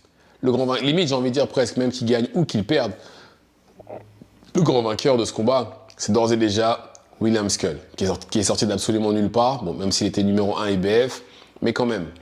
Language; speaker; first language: French; native; French